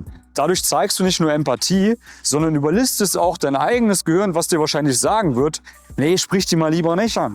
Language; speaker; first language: German; native; German